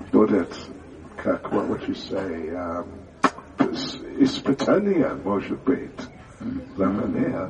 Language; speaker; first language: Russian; non-native, learner; English